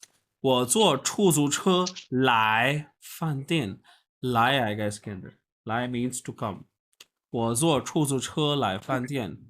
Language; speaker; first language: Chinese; non-native, fluent; Urdu